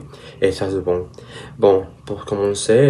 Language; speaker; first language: French; non-native, learner; Spanish